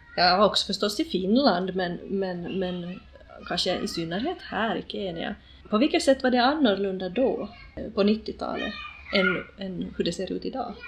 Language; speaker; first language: Swedish; native; Swedish